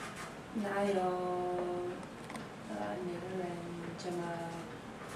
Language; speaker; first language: Chinese; non-native, learner; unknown